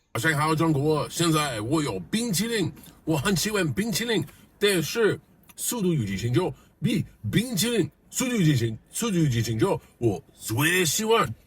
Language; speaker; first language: Chinese; non-native, learner; English